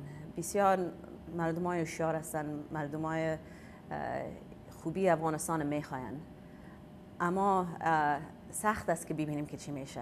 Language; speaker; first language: Persian; early bilingual, heritage; Persian